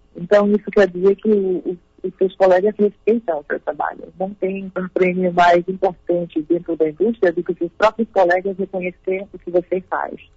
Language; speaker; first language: Portuguese; early bilingual, heritage; Spanish